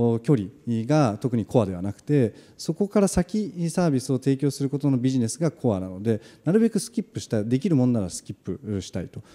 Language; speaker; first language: Japanese; native; Japanese